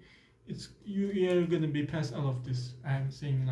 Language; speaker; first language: English; non-native, learner; Turkish